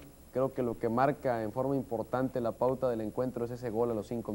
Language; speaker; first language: Spanish; native; Spanish